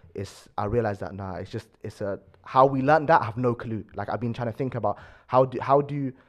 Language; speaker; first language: English; native; English